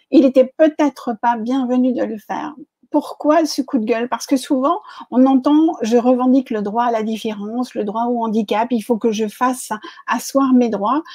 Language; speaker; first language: French; native; French